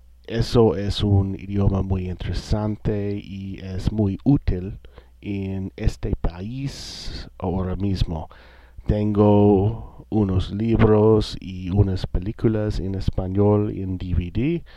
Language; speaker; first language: Spanish; non-native, learner; English